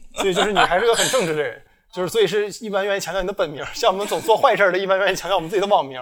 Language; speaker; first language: Chinese; native; Chinese